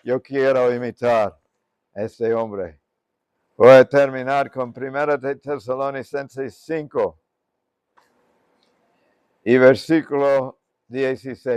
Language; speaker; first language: Spanish; non-native, fluent; English